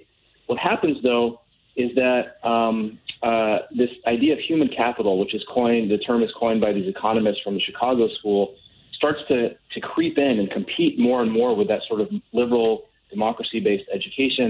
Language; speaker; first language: English; native; English